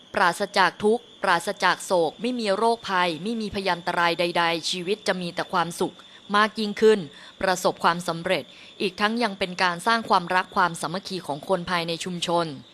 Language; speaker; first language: Thai; native; Thai